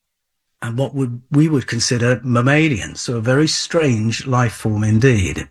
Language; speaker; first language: English; native; English